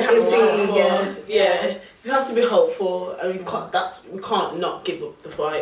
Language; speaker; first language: English; native; English